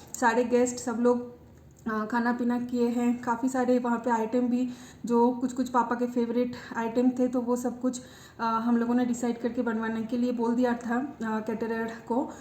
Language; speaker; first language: Hindi; non-native, local second language; Bangla